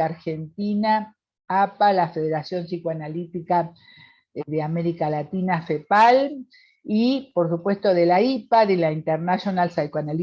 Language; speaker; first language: Spanish; native; Spanish